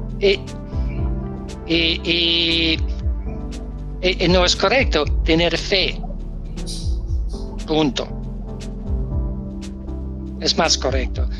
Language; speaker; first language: Spanish; non-native, learner; Danish